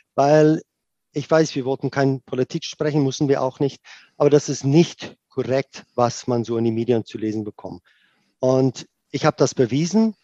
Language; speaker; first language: German; non-native, fluent; Afrikaans